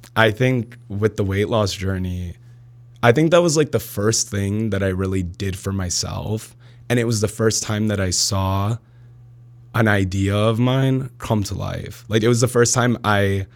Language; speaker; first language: English; early bilingual, other home language; Arabic